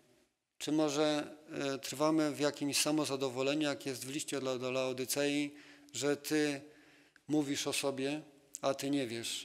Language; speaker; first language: Polish; native; Polish